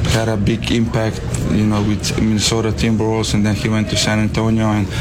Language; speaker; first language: English; non-native, fluent; Slovenian